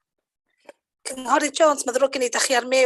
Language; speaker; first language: Welsh; native; Welsh